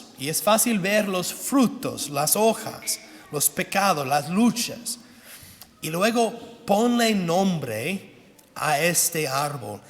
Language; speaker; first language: Spanish; non-native, fluent; English